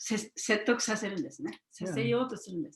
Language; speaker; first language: Japanese; native; Japanese